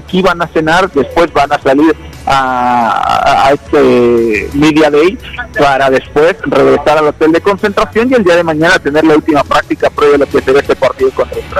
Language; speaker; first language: Spanish; native; Spanish